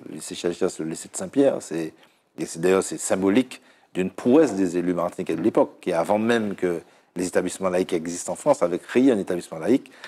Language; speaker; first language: French; native; French